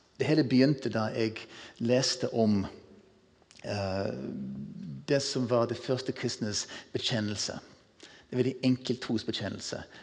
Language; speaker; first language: Norwegian; non-native, fluent; English